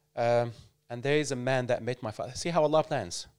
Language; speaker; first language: English; non-native, fluent; Arabic